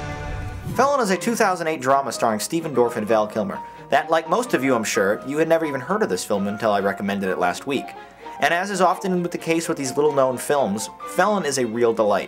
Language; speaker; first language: English; native; English